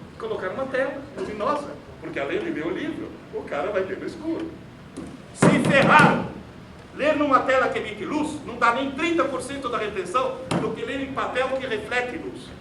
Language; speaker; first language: Portuguese; early bilingual, other home language; Italian